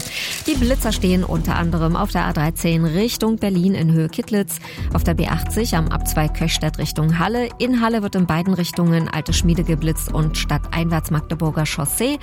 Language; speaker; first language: German; native; German